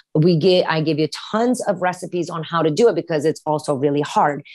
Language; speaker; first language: English; early bilingual, other home language; Romanian